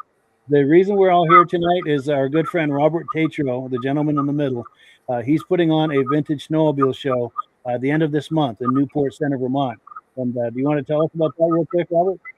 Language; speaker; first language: English; native; English